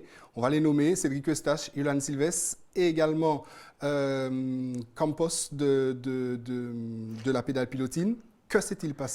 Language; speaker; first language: French; native; French